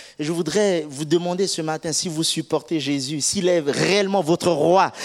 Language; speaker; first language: French; non-native, local second language; Sango